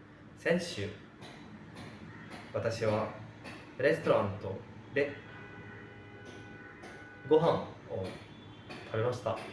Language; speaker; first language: Japanese; non-native, fluent; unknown